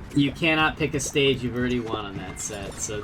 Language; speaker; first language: English; native; English